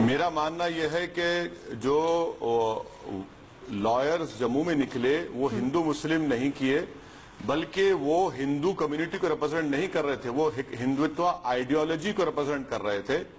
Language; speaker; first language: Urdu; native; Urdu